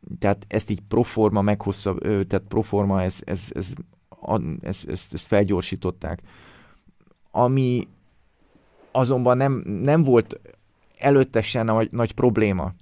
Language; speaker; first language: Hungarian; early bilingual, heritage; Hungarian